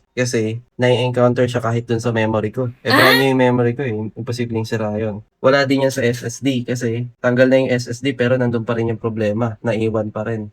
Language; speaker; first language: Filipino; native; Filipino